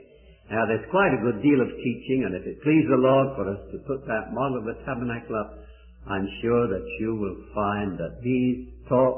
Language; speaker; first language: English; native; English